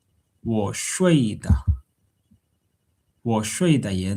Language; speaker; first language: Chinese; non-native, fluent; English